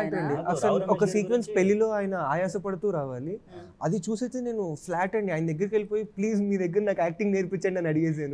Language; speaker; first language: Telugu; native; Telugu